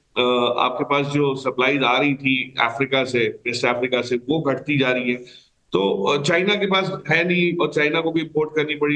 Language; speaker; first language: Hindi; native; Hindi